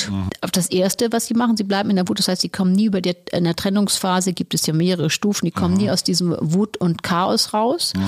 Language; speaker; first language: German; native; German